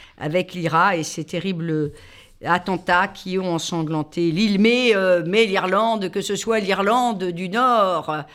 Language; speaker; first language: French; native; French